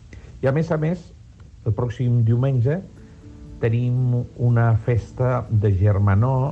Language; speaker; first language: Catalan; non-native, local second language; Spanish